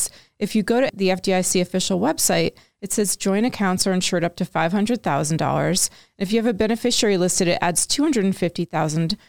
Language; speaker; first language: English; native; English